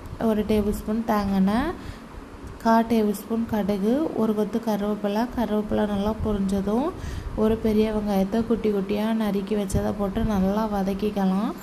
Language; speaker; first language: Tamil; native; Tamil